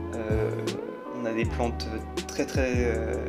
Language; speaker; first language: French; native; French